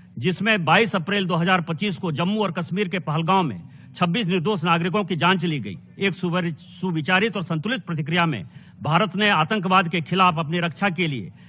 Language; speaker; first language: Hindi; native; Hindi